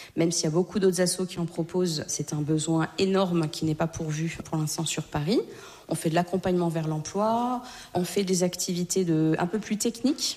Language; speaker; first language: French; native; French